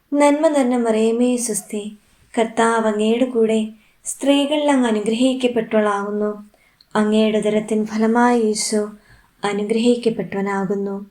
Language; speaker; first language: Malayalam; native; Malayalam